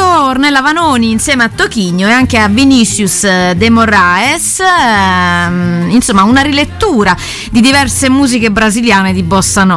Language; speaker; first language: Italian; native; Italian